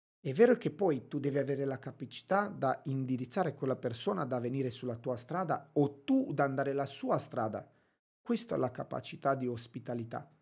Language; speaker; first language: Italian; non-native, fluent; Romanian